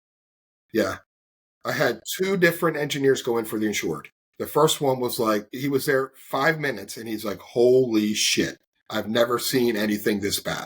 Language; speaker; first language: English; native; English